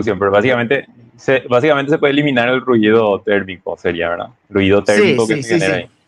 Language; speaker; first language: Spanish; native; Spanish